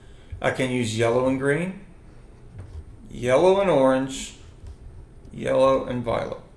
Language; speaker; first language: English; native; English